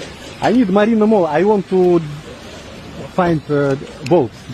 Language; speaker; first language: English; non-native, learner; Russian